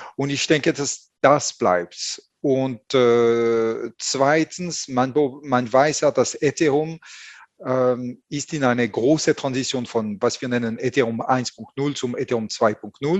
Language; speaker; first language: German; non-native, fluent; French